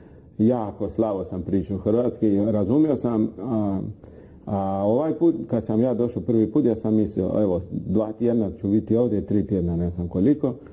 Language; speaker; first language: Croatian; non-native, fluent; Spanish